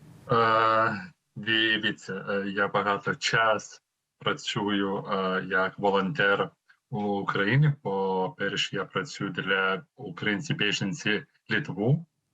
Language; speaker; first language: Ukrainian; non-native, learner; Lithuanian